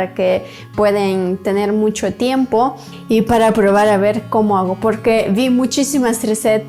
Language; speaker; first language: Spanish; non-native, fluent; Ukrainian